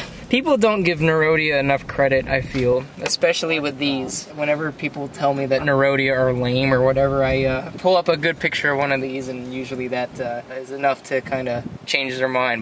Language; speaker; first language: English; native; English